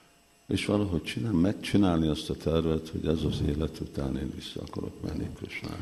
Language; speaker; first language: Hungarian; non-native, learner; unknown